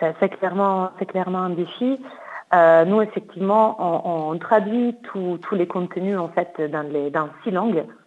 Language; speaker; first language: French; non-native, fluent; Italian